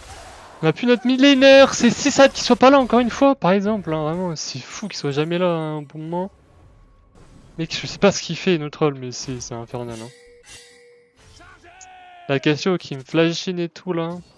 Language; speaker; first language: French; native; French